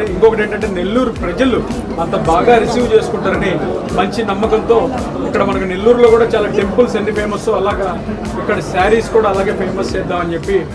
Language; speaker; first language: Telugu; native; Telugu